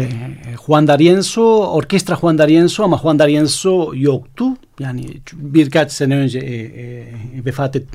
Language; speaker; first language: Turkish; non-native, fluent; Spanish